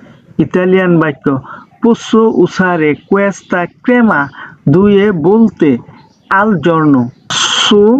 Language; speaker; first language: Italian; non-native, learner; Bangla